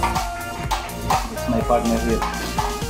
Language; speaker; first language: English; non-native, local second language; Filipino